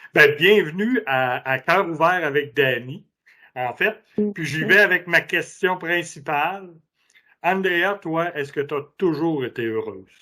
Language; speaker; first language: French; native; French